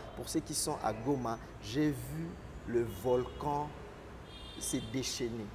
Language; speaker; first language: French; non-native, local second language; Lingala